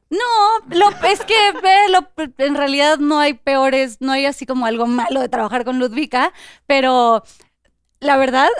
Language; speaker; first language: Spanish; native; Spanish